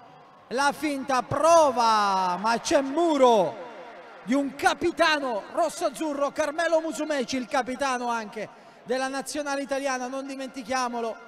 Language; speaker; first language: Italian; native; Italian